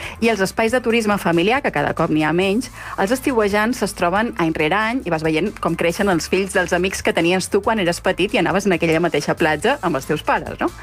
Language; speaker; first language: Catalan; native; Catalan